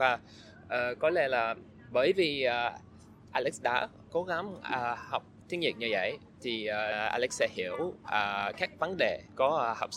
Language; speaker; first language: Vietnamese; non-native, learner; English